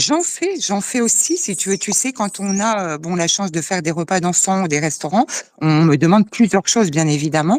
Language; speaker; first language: French; native; French